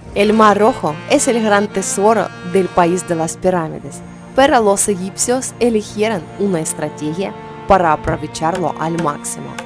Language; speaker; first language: Spanish; non-native, learner; Ukrainian